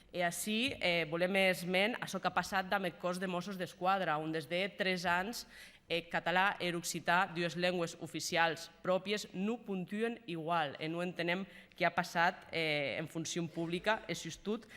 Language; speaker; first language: Catalan; non-native, local second language; Occitan